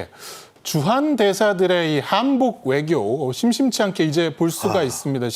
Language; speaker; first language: Korean; native; Korean